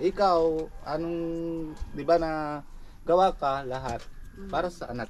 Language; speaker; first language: Filipino; non-native, fluent; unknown